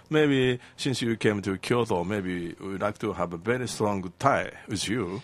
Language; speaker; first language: English; non-native, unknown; Japanese